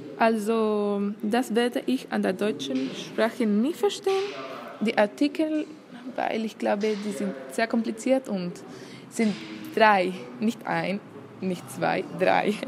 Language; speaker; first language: German; non-native, learner; Spanish